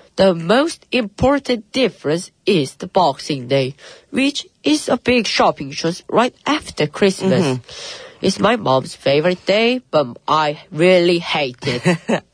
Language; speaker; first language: English; early bilingual, other home language; Korean